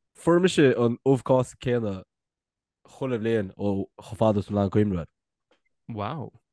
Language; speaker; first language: Irish; native; Irish